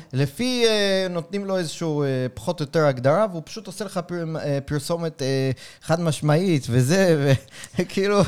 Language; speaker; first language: Hebrew; native; Hebrew